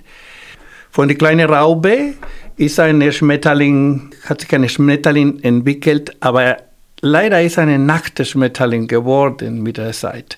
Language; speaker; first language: German; non-native, fluent; Spanish